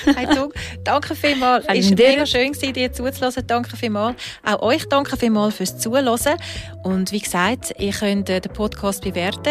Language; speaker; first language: German; native; German